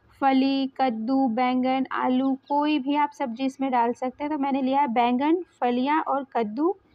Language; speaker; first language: Hindi; native; Hindi